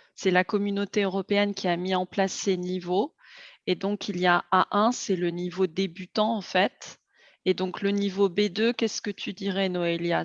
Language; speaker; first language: French; native; French